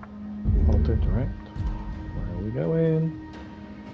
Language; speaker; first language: English; native; English